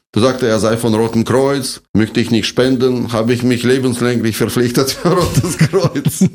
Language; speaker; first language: German; non-native, fluent; Russian